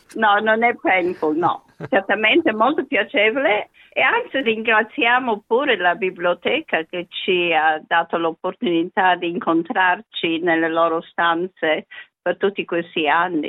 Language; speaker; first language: Italian; early bilingual, other home language; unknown